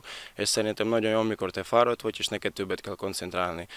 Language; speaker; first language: Hungarian; non-native, learner; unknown